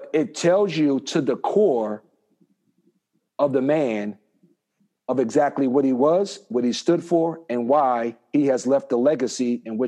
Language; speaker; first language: English; native; English